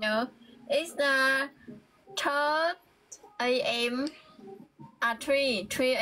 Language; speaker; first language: English; non-native, learner; Vietnamese